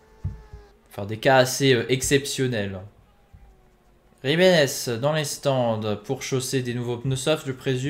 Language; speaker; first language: French; native; French